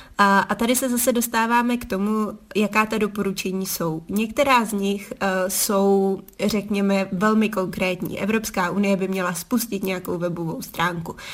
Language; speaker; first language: Czech; native; Czech